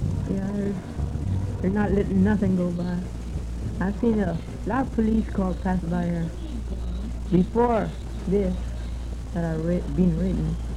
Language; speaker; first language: English; early bilingual, other home language; Spanish